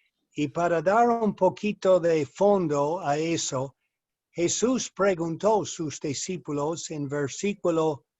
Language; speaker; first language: Spanish; non-native, fluent; English